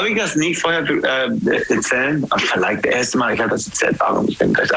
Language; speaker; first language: German; non-native, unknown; English